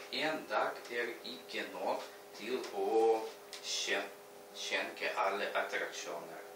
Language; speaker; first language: Swedish; non-native, learner; Russian